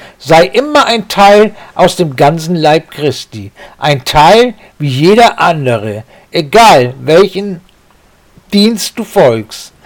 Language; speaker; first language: German; native; German